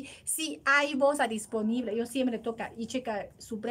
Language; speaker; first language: Spanish; non-native, learner; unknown